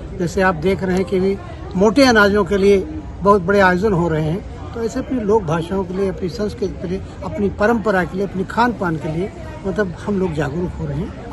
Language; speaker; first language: Hindi; native; Hindi